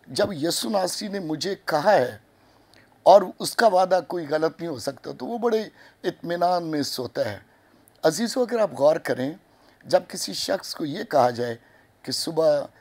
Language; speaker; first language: Urdu; non-native, local second language; Punjabi